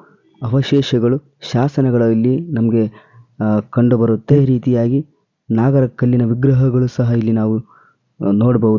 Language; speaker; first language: Kannada; native; Kannada